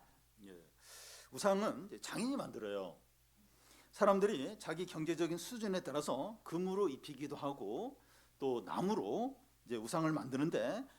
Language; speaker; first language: Korean; native; Korean